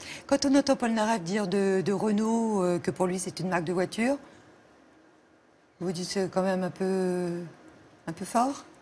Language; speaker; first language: French; native; French